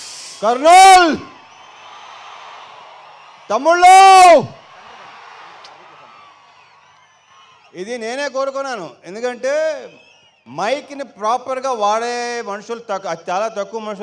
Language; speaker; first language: Telugu; native; Telugu